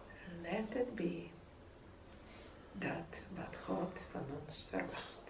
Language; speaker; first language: Dutch; non-native, fluent; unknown